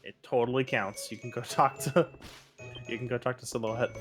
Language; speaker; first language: English; native; English